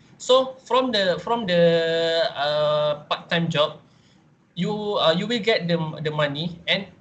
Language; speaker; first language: English; non-native, learner; Malay